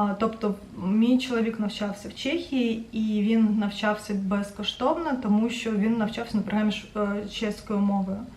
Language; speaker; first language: Ukrainian; non-native, local second language; Russian